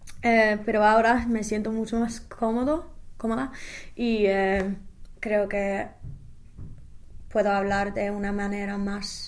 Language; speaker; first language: Spanish; non-native, fluent; English